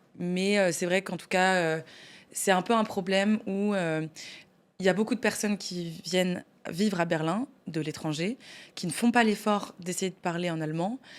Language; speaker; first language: French; native; French